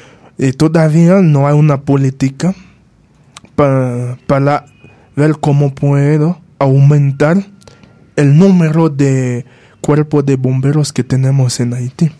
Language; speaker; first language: Spanish; non-native, fluent; Haitian Creole